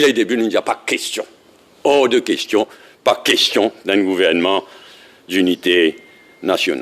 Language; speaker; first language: French; non-native, local second language; Morisyen